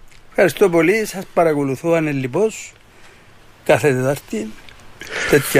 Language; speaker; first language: Greek; native; Greek